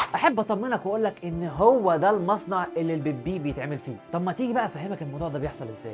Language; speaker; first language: Arabic; native; Arabic